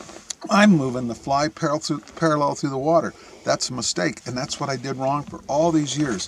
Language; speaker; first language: English; native; English